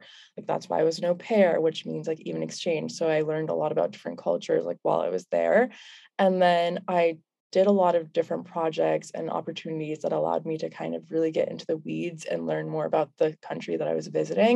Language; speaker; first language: English; native; English